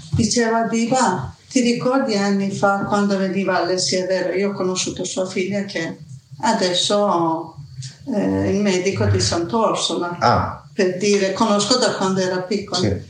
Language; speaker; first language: Italian; non-native, fluent; Persian